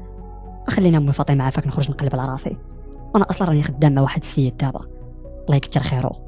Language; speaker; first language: Arabic; native; Arabic